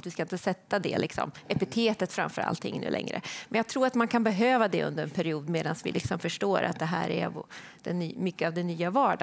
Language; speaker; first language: Swedish; native; Swedish